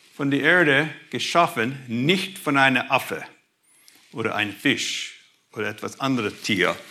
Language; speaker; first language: German; non-native, fluent; English